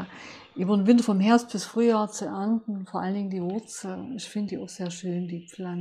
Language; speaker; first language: German; native; German